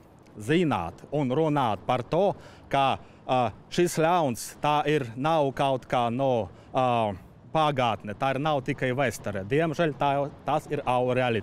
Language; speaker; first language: Latvian; non-native, fluent; Russian